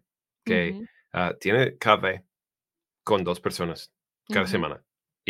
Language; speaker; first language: Spanish; non-native, learner; English